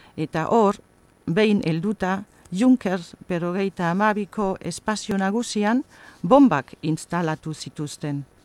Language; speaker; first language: Basque; non-native, fluent; German